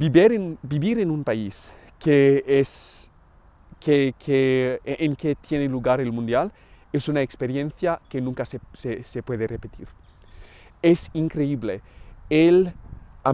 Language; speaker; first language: Spanish; non-native, fluent; English